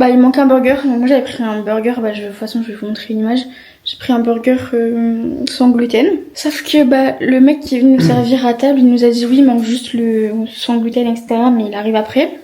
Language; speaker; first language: French; native; French